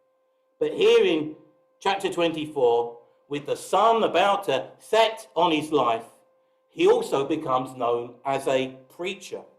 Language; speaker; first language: English; native; English